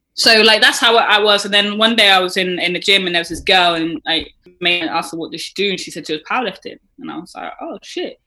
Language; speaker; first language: English; native; English